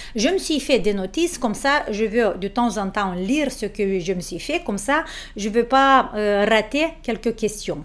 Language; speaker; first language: French; non-native, fluent; Romanian